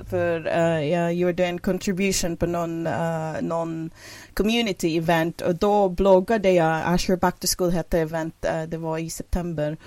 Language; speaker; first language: Swedish; non-native, fluent; Filipino